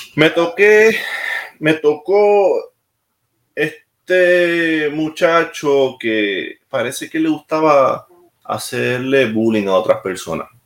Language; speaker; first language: Spanish; native; Spanish